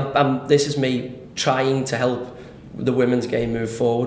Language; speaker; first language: English; native; English